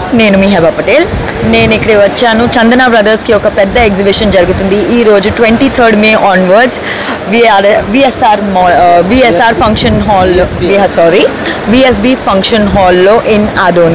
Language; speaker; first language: Telugu; non-native, learner; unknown